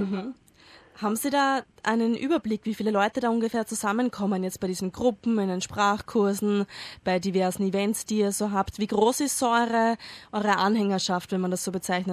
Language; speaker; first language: German; native; German